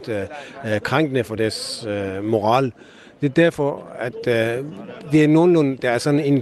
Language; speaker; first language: Danish; non-native, fluent; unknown